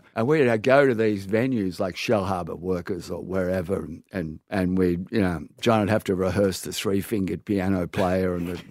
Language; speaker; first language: English; native; English